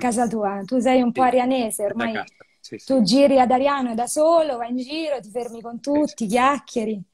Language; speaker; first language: Italian; native; Italian